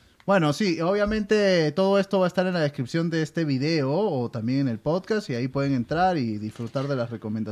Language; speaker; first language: Spanish; native; Spanish